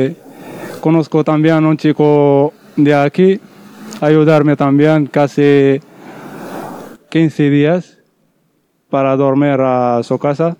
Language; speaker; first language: Spanish; non-native, learner; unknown